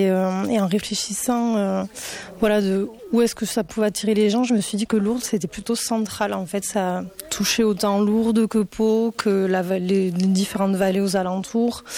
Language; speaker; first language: French; native; French